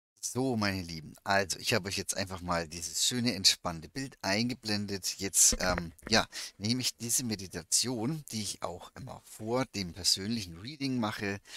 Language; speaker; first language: German; native; German